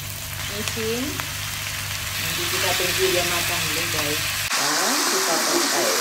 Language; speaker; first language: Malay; non-native, fluent; Thai